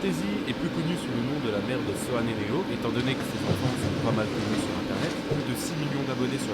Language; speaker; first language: French; native; French